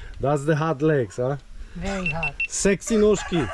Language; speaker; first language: English; non-native, learner; Polish